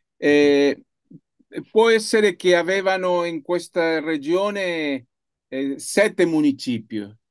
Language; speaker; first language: Italian; non-native, learner; Spanish